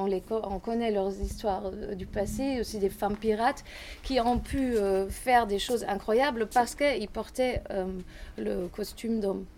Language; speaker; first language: French; non-native, fluent; German